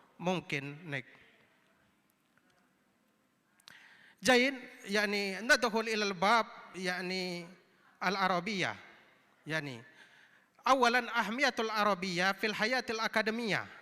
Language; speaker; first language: Arabic; non-native, fluent; Indonesian